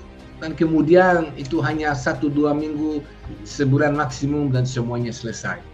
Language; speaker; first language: Indonesian; non-native, fluent; Hebrew